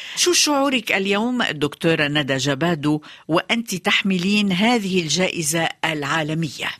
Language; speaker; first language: Arabic; native; Arabic